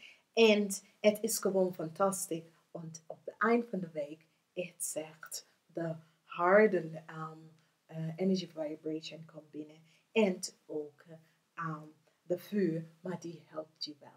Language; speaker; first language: Dutch; early bilingual, heritage; English